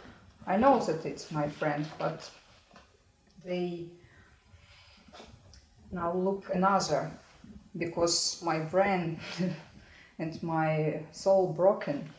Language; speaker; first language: English; non-native, learner; Ukrainian